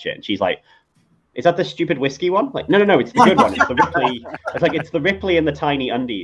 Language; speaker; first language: English; native; English